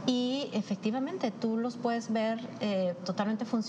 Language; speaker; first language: Spanish; native; Spanish